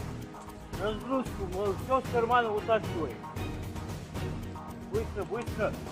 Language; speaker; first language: Russian; native; Russian